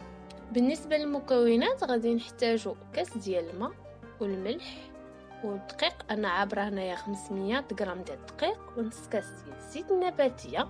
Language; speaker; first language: Arabic; native; Arabic